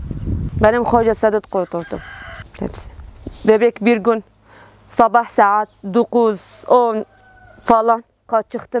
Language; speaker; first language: Turkish; non-native, learner; Arabic